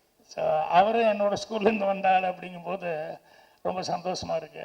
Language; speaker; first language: Tamil; native; Tamil